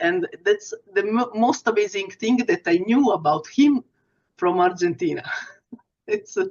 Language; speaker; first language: English; non-native, fluent; Italian